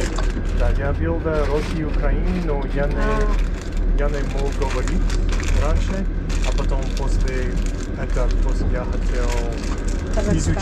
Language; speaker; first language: Russian; non-native, learner; English